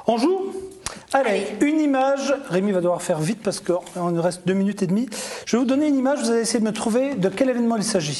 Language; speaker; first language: French; native; French